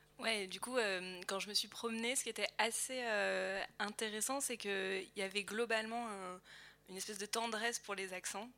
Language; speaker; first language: French; native; French